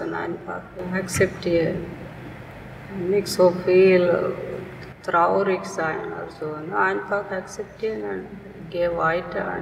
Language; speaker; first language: German; non-native, learner; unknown